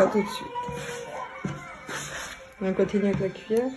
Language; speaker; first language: French; native; French